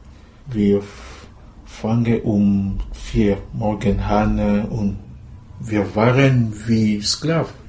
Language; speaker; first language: German; non-native, learner; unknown